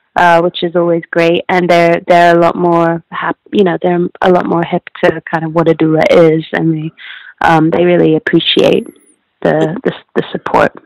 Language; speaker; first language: English; native; English